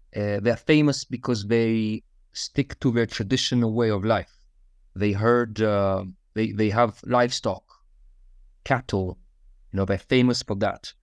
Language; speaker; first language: English; non-native, fluent; Russian